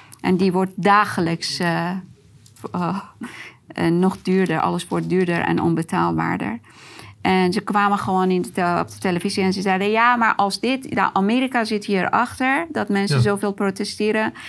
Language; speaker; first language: Dutch; non-native, fluent; Persian